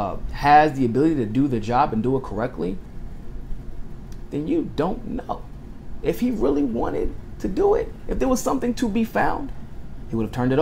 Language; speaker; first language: English; native; English